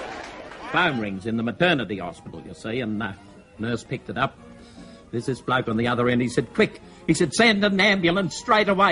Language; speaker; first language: English; native; English